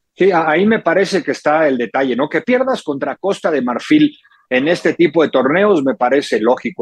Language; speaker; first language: Spanish; native; Spanish